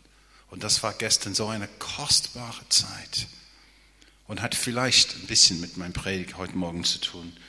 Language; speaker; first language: German; non-native, fluent; English